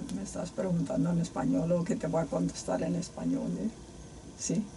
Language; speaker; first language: Spanish; native; Spanish